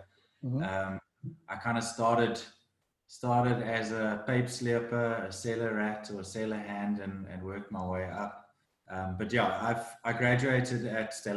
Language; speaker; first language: English; native; English